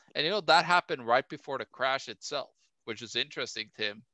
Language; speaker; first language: English; non-native, fluent; Norwegian